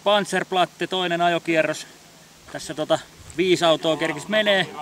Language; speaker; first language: Finnish; native; Finnish